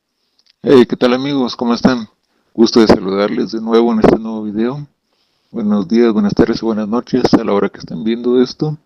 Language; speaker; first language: Spanish; native; Spanish